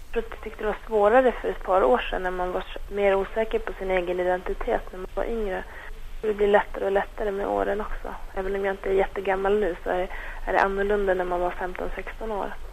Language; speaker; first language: Swedish; native; Swedish